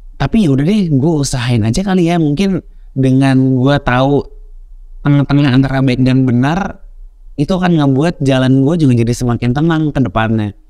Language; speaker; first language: Indonesian; native; Indonesian